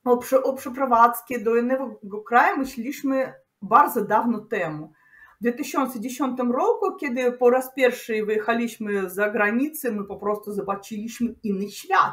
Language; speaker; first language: Polish; non-native, learner; Russian